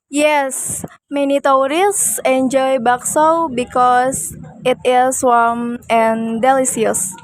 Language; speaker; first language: English; non-native, learner; Indonesian